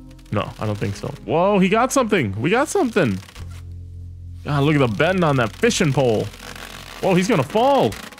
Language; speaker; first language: English; native; English